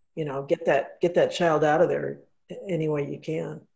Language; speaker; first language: English; native; English